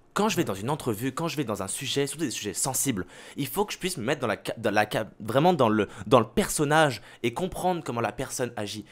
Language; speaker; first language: French; native; French